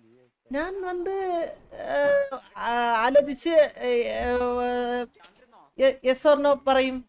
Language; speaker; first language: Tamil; non-native, learner; Malayalam